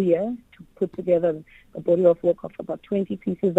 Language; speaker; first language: English; non-native, local second language; Xhosa